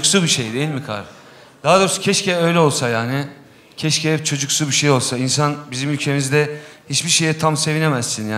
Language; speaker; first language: Turkish; native; Turkish